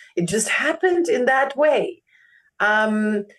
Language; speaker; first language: English; non-native, fluent; German